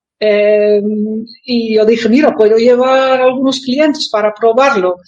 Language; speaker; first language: Spanish; non-native, fluent; Dutch